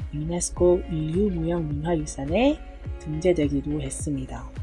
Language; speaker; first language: Korean; non-native, fluent; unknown